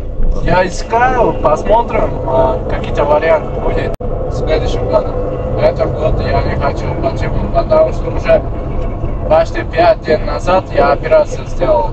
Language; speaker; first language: Russian; non-native, learner; Uzbek